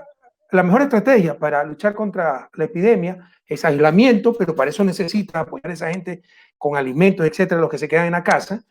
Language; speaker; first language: Spanish; native; Spanish